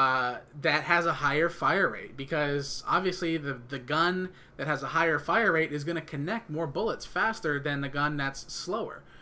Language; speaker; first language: English; native; English